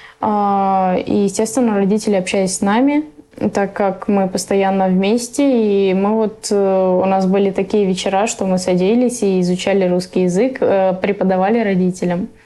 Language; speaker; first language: Russian; early bilingual, other home language; Persian